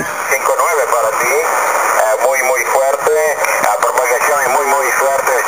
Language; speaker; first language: Spanish; non-native, fluent; Italian